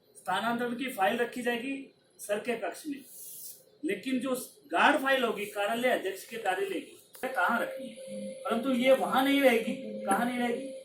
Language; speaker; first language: Hindi; non-native, local second language; Punjabi